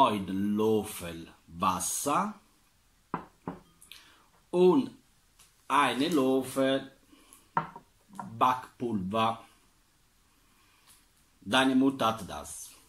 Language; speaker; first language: German; non-native, learner; Italian